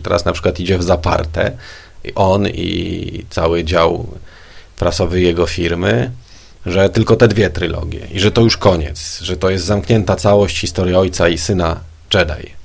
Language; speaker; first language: Polish; native; Polish